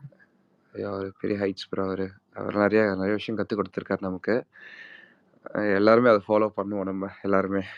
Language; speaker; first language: Tamil; native; Tamil